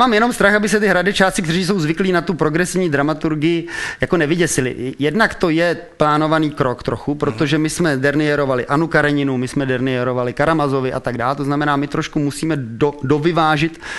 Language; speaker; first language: Czech; native; Czech